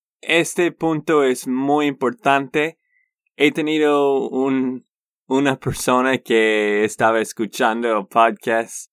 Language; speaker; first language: Spanish; non-native, learner; English